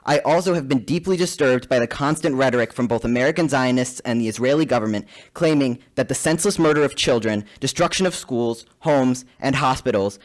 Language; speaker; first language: English; native; English